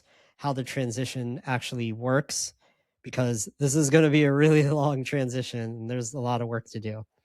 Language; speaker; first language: English; native; English